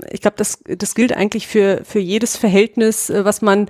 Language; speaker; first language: German; native; German